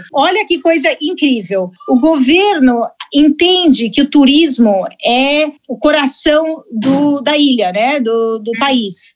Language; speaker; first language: Portuguese; early bilingual, heritage; Portuguese